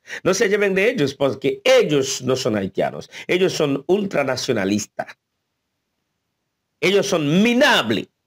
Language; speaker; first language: Spanish; non-native, fluent; Haitian Creole